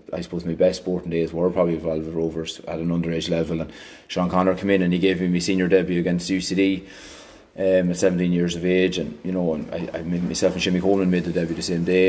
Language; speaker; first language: English; native; English